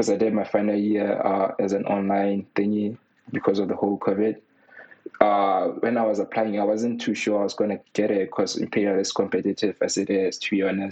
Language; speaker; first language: English; non-native, local second language; Tswana